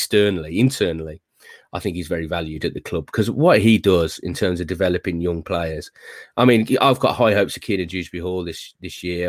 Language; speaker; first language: English; native; English